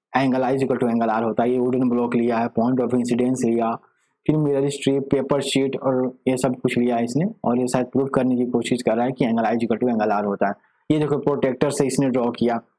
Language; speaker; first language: Hindi; native; Hindi